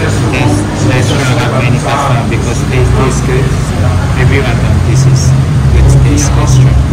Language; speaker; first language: English; non-native, learner; Japanese